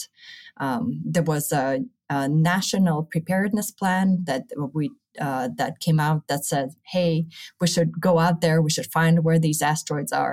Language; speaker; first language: English; early bilingual, other home language; Russian